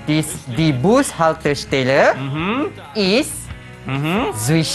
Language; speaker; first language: German; non-native, fluent; Malay